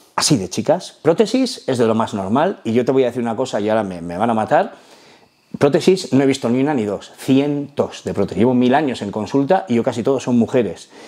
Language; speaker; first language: Spanish; non-native, fluent; Arabic